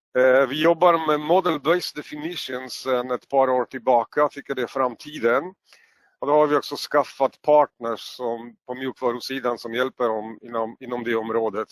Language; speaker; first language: Swedish; non-native, fluent; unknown